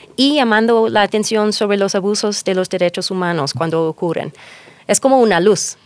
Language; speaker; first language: Spanish; non-native, fluent; English